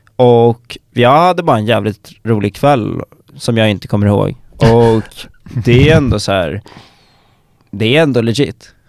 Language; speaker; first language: Swedish; native; Swedish